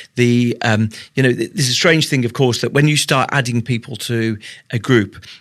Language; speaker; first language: English; native; English